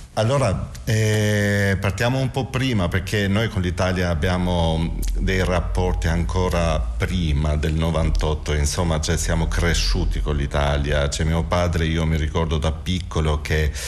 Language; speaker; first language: Italian; non-native, fluent; Albanian